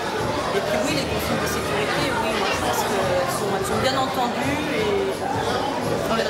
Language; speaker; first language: French; native; French